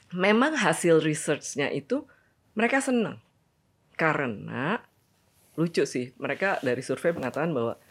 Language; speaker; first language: Indonesian; native; Indonesian